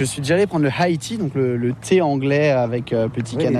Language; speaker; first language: French; native; French